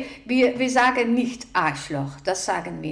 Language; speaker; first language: German; non-native, fluent; Dutch